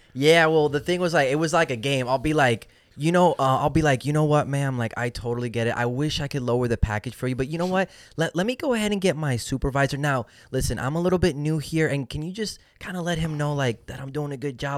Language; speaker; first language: English; non-native, local second language; Spanish